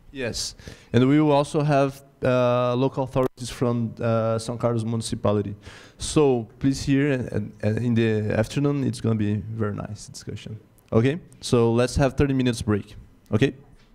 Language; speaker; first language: English; non-native, fluent; Portuguese